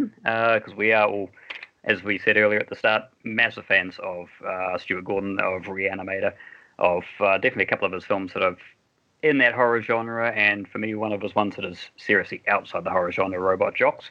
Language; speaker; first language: English; native; English